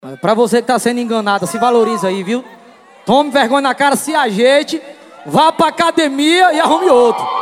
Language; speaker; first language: Portuguese; native; Portuguese